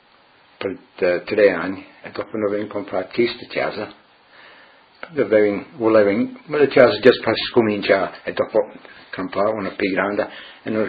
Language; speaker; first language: Italian; early bilingual, heritage; Friulian